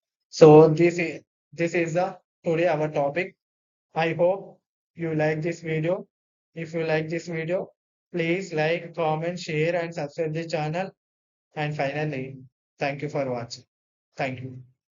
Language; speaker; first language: English; non-native, local second language; Telugu